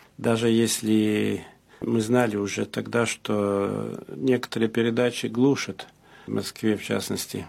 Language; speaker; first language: Russian; early bilingual, heritage; Russian